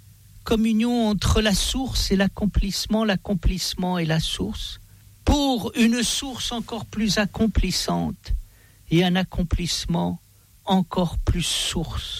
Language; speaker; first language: French; native; French